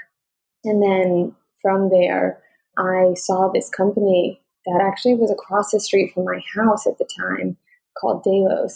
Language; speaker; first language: English; native; English